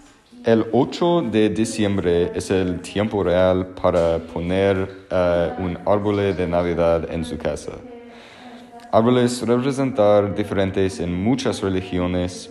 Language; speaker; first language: Spanish; non-native, learner; English